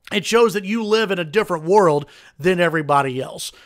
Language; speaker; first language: English; native; English